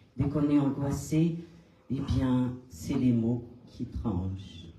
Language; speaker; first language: French; non-native, local second language; Kabyle